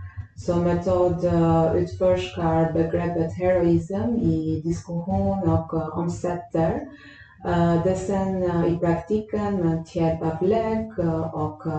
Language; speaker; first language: Swedish; non-native, fluent; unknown